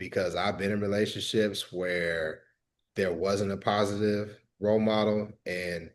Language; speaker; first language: English; native; English